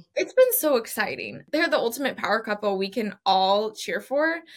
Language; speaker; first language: English; native; English